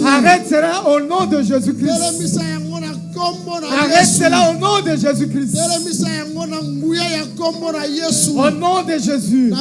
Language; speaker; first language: French; non-native, local second language; Lingala